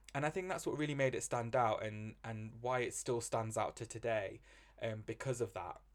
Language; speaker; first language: English; native; English